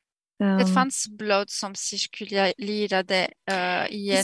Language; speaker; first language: Swedish; non-native, fluent; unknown